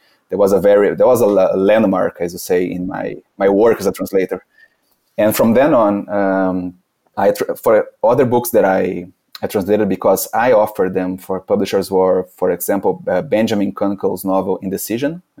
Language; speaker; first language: English; non-native, fluent; Portuguese